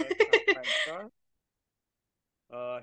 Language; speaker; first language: English; non-native, learner; Indonesian